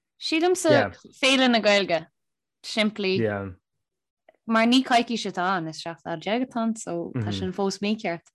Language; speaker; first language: Irish; native; Irish